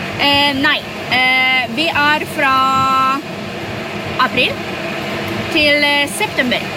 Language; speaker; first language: Norwegian; non-native, learner; Polish